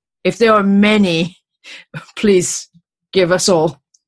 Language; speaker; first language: English; non-native, fluent; Japanese